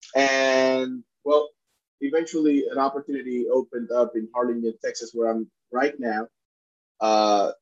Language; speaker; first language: English; non-native, fluent; Spanish